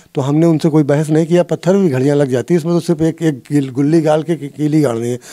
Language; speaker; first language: Hindi; native; Hindi